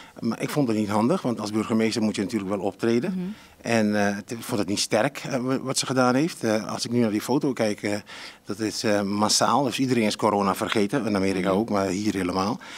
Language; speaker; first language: Dutch; non-native, local second language; Papiamento